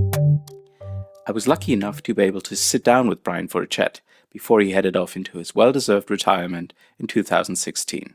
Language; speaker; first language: English; non-native, fluent; German